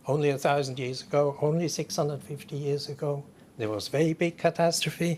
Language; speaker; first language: English; non-native, fluent; German